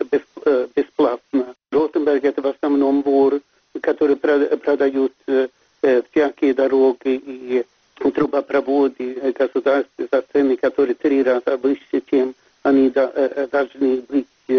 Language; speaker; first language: Russian; non-native, fluent; Swedish